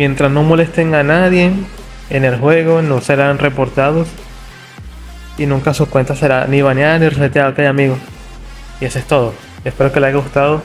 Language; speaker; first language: Spanish; non-native, fluent; Portuguese